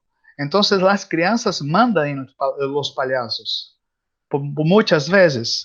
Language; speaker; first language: Spanish; non-native, learner; Portuguese